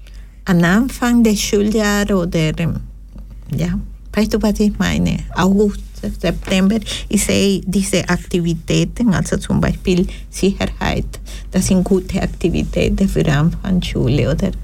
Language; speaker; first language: German; non-native, fluent; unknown